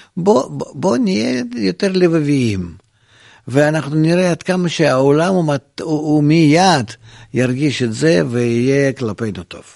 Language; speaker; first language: Hebrew; non-native, fluent; Russian